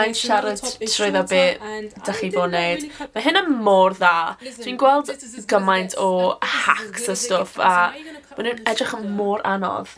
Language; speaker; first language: Welsh; non-native, local second language; English